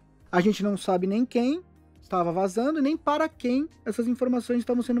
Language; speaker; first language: Portuguese; native; Portuguese